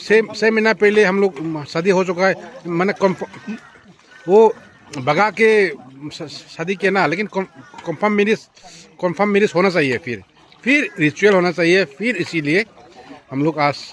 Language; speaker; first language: Hindi; non-native, local second language; Rongmei Naga